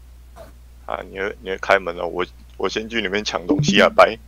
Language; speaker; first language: Chinese; native; Chinese